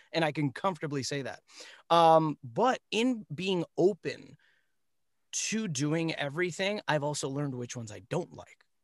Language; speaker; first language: English; early bilingual, other home language; Spanish